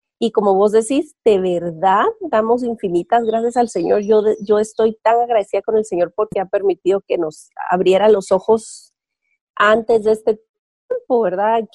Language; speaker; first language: Spanish; native; Spanish